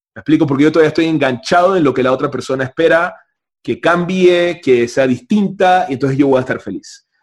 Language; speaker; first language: Spanish; native; Spanish